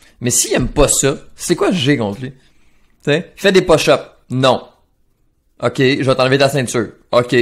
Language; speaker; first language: French; native; French